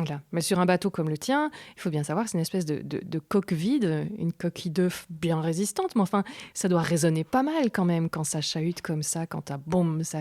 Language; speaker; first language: French; native; French